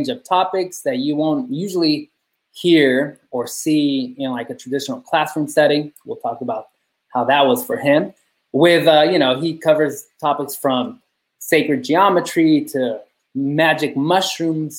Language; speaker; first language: English; early bilingual, other home language; Spanish